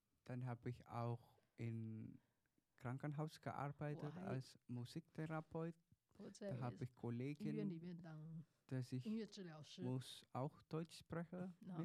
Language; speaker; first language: German; non-native, learner; Chinese